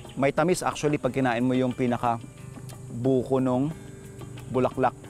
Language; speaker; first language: Filipino; non-native, local second language; Iloko